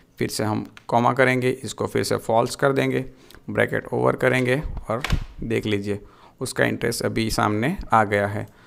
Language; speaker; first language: Hindi; non-native, local second language; Gujarati